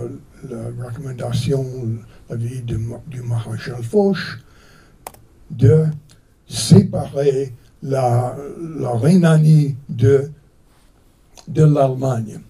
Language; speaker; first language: French; non-native, fluent; English